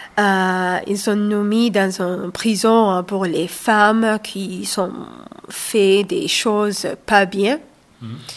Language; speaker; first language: French; non-native, learner; Somali